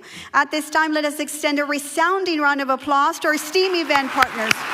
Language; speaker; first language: English; native; English